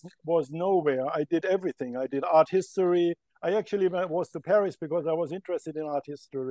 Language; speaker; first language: English; non-native, fluent; German